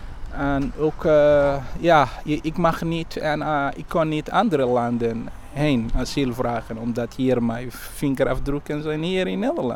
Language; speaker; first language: Dutch; non-native, learner; Somali